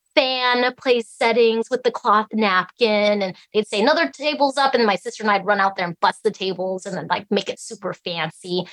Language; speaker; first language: English; early bilingual, other home language; Cantonese